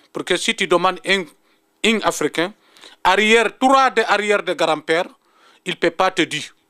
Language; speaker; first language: French; non-native, local second language; Fula